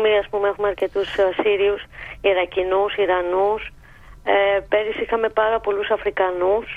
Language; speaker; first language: Greek; native; Greek